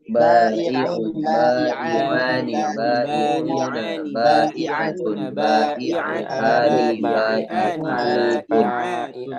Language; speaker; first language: Arabic; non-native, learner; Indonesian